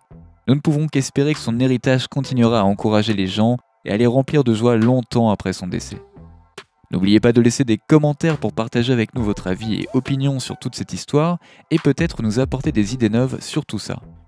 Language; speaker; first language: French; native; French